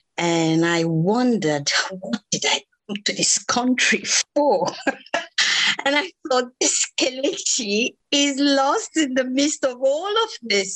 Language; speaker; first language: English; non-native, local second language; Igbo